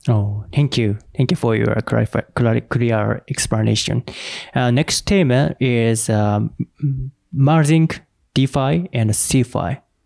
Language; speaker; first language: English; non-native, learner; Japanese